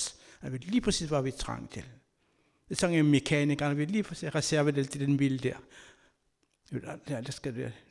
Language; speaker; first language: Danish; non-native, learner; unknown